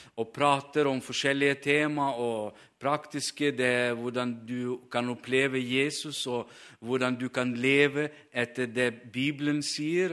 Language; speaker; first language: Norwegian; non-native, fluent; Ukrainian